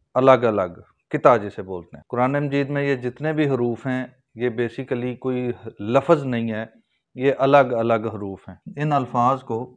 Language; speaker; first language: Urdu; native; Urdu